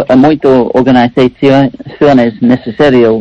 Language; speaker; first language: Spanish; non-native, learner; English